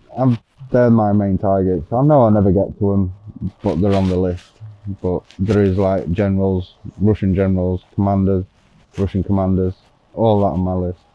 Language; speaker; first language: English; native; English